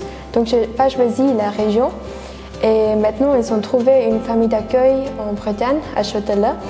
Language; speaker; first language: French; non-native, fluent; Swiss German